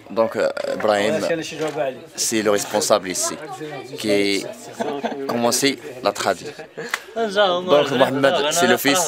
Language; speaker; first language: French; non-native, learner; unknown